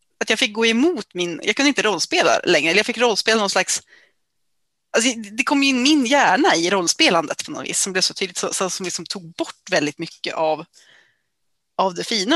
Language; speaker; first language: Swedish; native; Swedish